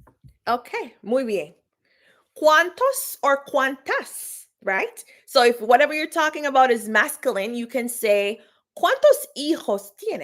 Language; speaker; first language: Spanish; non-native, fluent; English